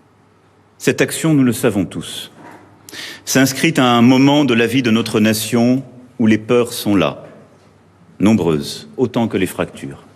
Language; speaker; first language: French; native; French